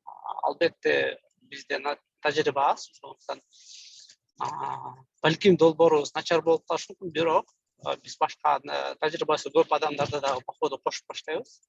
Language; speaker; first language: Kyrgyz; native; Kyrgyz